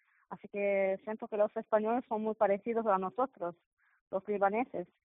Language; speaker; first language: Spanish; non-native, fluent; Arabic